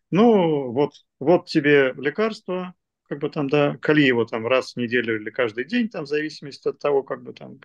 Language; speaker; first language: Russian; native; Russian